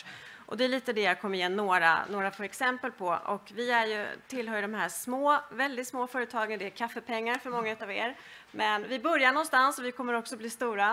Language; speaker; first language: Swedish; native; Swedish